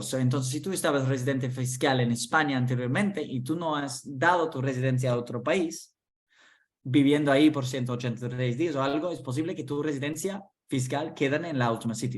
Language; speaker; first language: Spanish; non-native, fluent; English